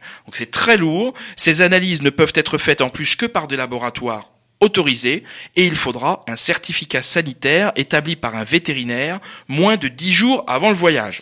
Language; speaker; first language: French; native; French